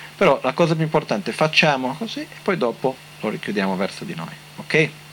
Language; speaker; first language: Italian; non-native, fluent; Portuguese